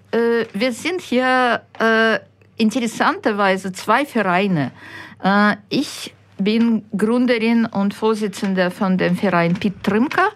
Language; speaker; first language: German; non-native, fluent; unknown